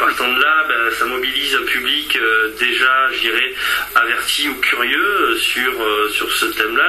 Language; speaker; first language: French; native; French